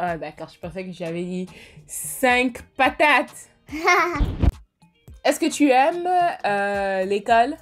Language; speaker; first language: French; non-native, fluent; English